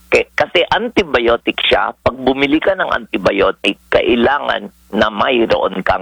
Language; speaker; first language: Filipino; non-native, local second language; Hiligaynon